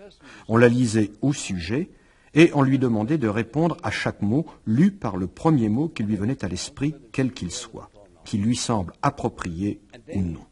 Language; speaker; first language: French; native; French